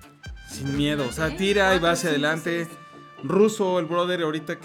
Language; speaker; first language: Spanish; native; Spanish